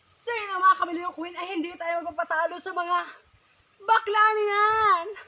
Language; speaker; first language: Filipino; non-native, local second language; Hiligaynon